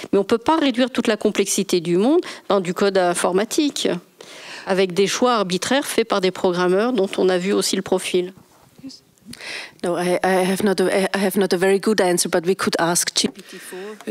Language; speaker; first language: French; native; French